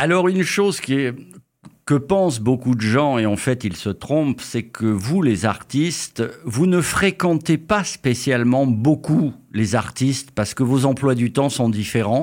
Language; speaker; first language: French; native; French